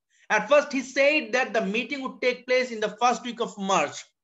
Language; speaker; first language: English; non-native, local second language; Bangla